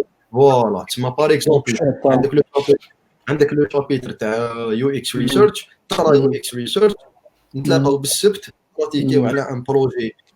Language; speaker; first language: Arabic; native; Arabic